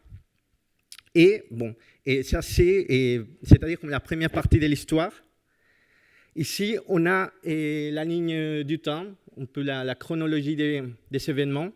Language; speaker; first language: French; non-native, fluent; Spanish